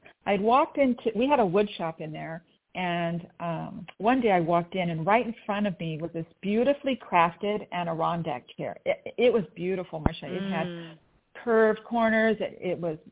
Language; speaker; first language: English; native; English